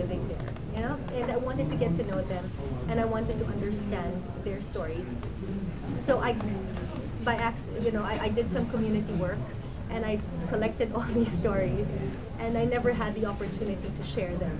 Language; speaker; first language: English; non-native, local second language; Filipino